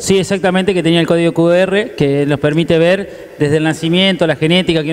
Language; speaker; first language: Spanish; native; Spanish